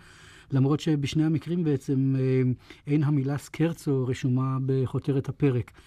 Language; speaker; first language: Hebrew; native; Hebrew